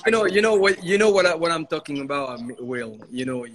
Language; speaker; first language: English; non-native, fluent; French